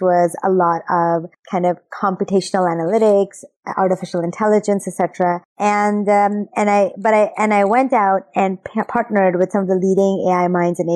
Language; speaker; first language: English; non-native, local second language; Urdu